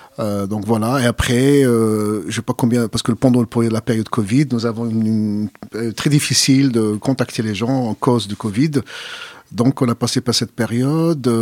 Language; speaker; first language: French; non-native, fluent; Arabic